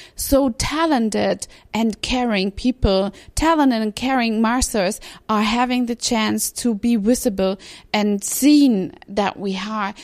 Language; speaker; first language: English; non-native, fluent; German